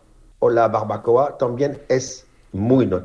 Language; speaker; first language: Spanish; non-native, learner; French